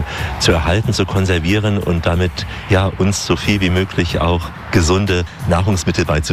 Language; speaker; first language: German; native; German